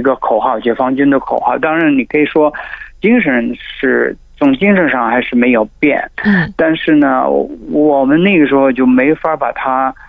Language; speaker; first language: Chinese; non-native, fluent; Filipino